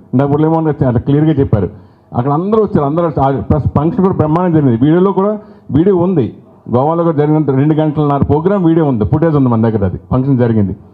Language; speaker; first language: Telugu; native; Telugu